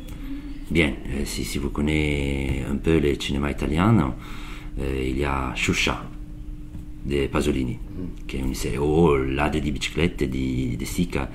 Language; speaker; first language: French; non-native, learner; Italian